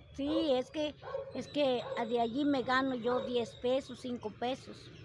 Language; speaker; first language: Spanish; native; Spanish